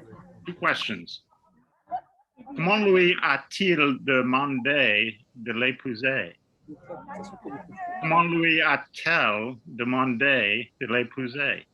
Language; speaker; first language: French; non-native, learner; English